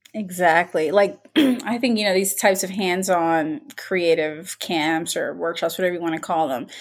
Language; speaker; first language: English; native; English